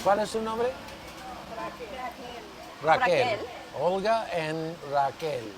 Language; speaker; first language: Spanish; non-native, learner; English